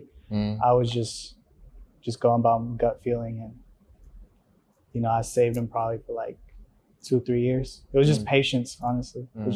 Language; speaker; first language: English; early bilingual, other home language; Spanish